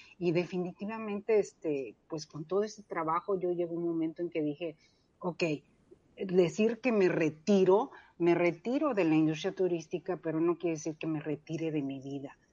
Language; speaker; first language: Spanish; early bilingual, other home language; Cantonese